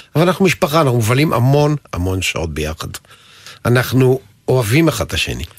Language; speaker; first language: Hebrew; native; Hebrew